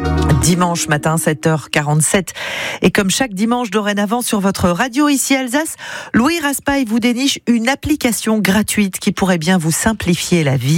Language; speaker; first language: French; native; French